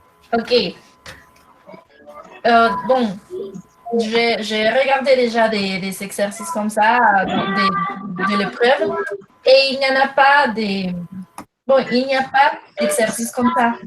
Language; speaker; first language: French; non-native, fluent; Spanish